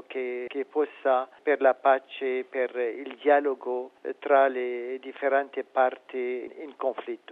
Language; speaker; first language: Italian; non-native, fluent; Arabic